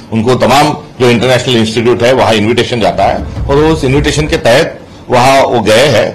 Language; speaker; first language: Hindi; non-native, local second language; Marathi